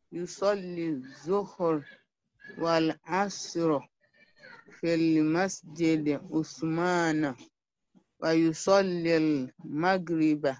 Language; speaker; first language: Arabic; non-native, learner; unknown